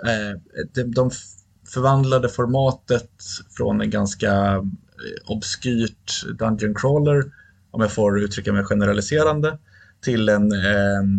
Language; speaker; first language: Swedish; native; Swedish